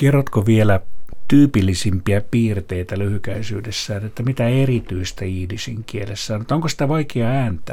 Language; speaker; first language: Finnish; native; Finnish